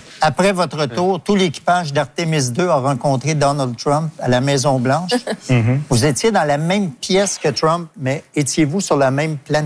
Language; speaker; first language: French; native; French